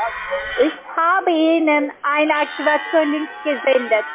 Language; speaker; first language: German; non-native, learner; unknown